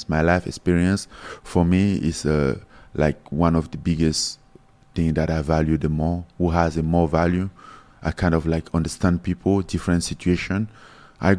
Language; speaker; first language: English; non-native, local second language; French